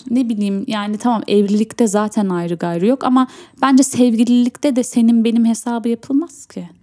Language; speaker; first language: Turkish; early bilingual, heritage; Turkish